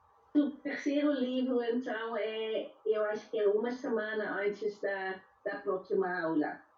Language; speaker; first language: Portuguese; non-native, fluent; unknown